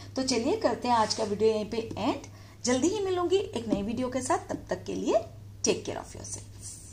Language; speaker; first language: Hindi; native; Hindi